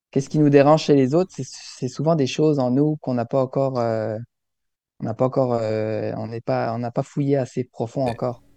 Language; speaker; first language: French; native; French